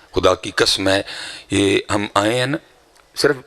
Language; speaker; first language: Urdu; non-native, local second language; Punjabi